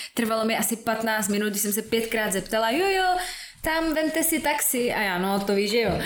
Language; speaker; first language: Czech; native; Czech